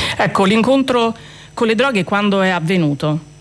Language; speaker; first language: Italian; native; Italian